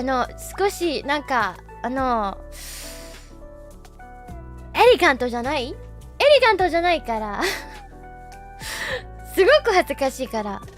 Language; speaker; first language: Japanese; non-native, learner; English